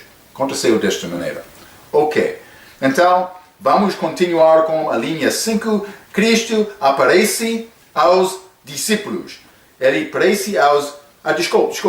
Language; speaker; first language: Portuguese; non-native, fluent; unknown